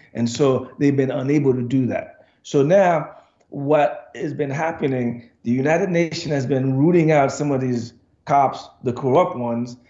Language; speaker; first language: English; non-native, fluent; Haitian Creole